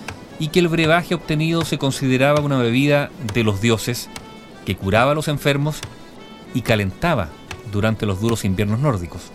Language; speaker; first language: Spanish; native; Spanish